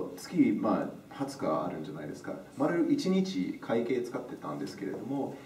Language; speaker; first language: Japanese; non-native, fluent; English